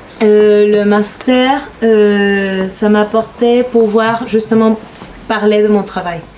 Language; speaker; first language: French; non-native, fluent; Spanish